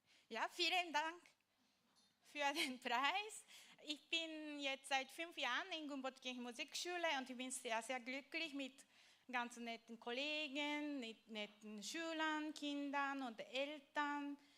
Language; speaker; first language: German; non-native, fluent; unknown